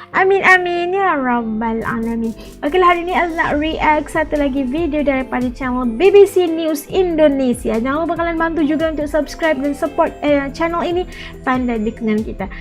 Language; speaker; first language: Malay; native; Malay